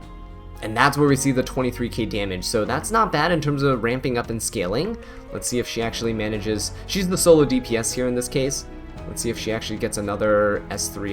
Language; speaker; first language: English; native; English